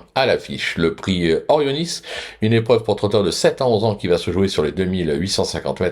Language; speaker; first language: French; native; French